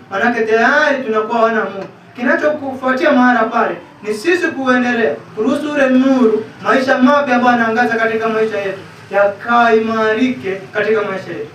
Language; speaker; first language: Swahili; native; Swahili